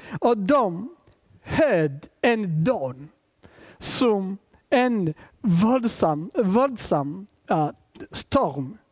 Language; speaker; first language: Swedish; non-native, fluent; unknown